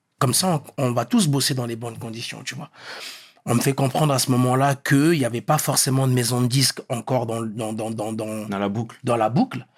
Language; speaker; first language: French; early bilingual, other home language; Lingala